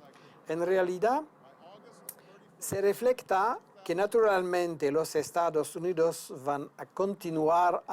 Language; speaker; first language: Spanish; non-native, fluent; French